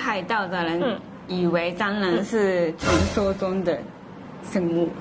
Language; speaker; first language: Chinese; non-native, fluent; Japanese